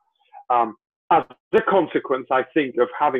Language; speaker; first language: English; native; English